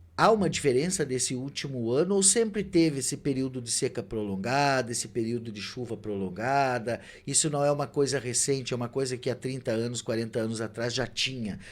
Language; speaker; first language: Portuguese; native; Portuguese